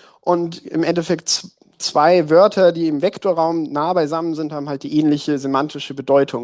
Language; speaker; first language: German; native; German